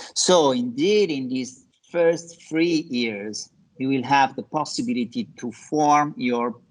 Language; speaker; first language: English; non-native, fluent; Italian